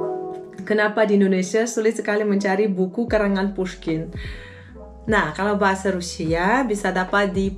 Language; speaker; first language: Indonesian; non-native, fluent; Russian